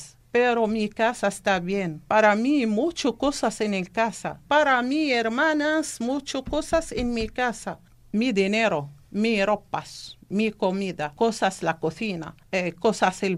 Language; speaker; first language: Spanish; non-native, learner; Arabic